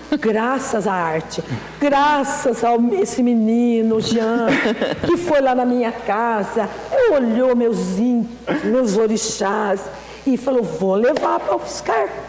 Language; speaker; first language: Portuguese; native; Portuguese